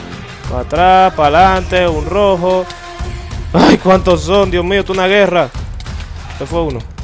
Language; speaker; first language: Spanish; native; Spanish